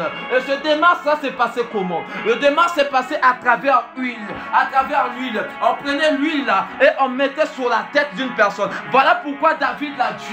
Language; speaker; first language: French; non-native, local second language; Swahili